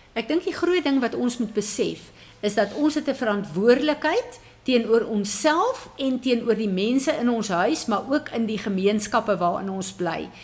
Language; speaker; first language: Afrikaans; native; Afrikaans